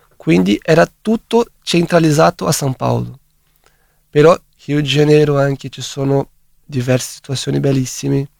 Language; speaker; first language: Italian; non-native, fluent; Portuguese